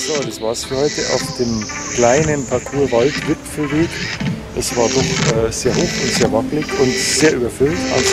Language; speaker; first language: German; native; German